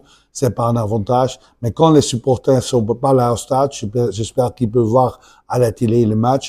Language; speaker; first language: French; non-native, local second language; Dutch